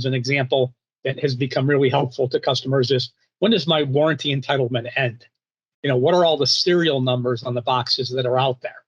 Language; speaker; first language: English; native; English